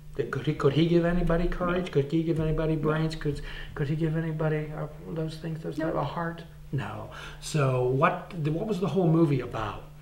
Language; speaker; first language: English; native; English